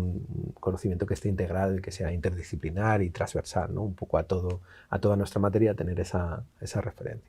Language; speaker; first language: Spanish; native; Spanish